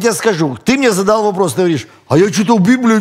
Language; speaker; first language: Russian; native; Russian